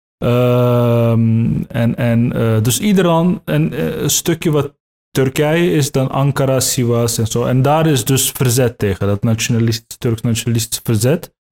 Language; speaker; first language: Dutch; early bilingual, other home language; Turkish